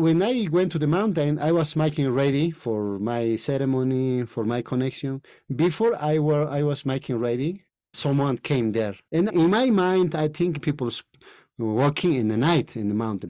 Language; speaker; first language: English; non-native, learner; Spanish